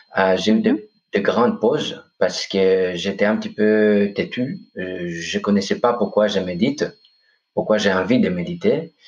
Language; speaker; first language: French; non-native, fluent; Greek